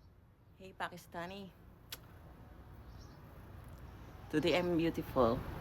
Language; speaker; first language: English; non-native, learner; Filipino